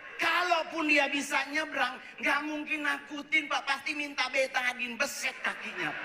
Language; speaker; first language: Indonesian; native; Indonesian